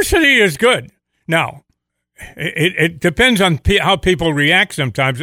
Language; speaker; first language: English; native; English